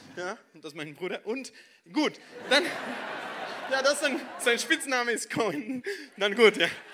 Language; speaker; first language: German; non-native, fluent; Spanish